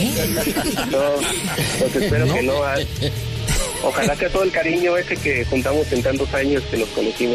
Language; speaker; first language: Spanish; native; Spanish